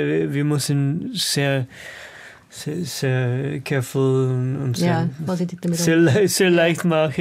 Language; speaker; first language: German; non-native, learner; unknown